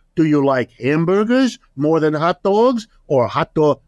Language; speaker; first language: English; early bilingual, other home language; German